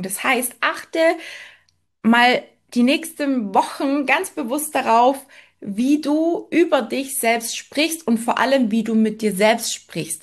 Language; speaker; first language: German; native; German